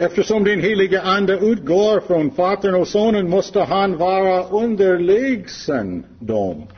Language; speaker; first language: Swedish; non-native, learner; English